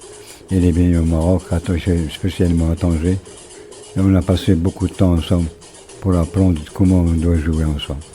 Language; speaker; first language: French; non-native, local second language; Arabic